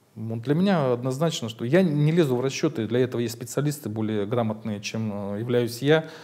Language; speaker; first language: Russian; native; Russian